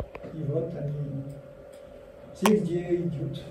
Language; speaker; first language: Russian; non-native, learner; French